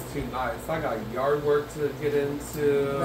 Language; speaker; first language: English; native; English